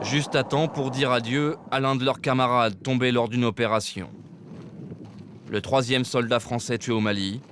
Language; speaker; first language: French; native; French